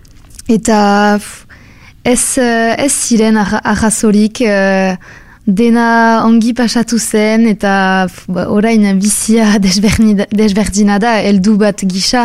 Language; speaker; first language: Basque; non-native, local second language; French